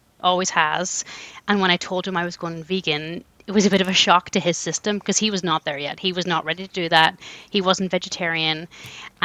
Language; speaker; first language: English; native; English